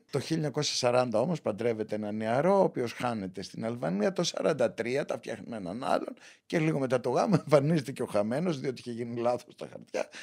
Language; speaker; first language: Greek; native; Greek